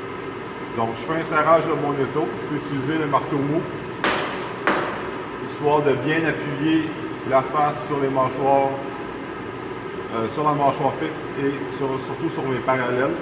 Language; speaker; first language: French; native; French